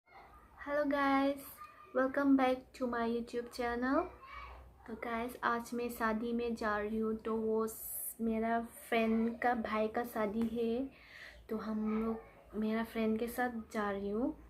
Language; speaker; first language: Hindi; non-native, local second language; Karbi